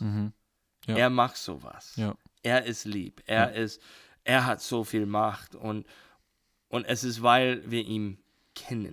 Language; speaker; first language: German; non-native, learner; English